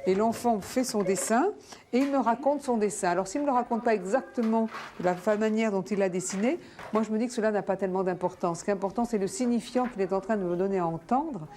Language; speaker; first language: French; native; French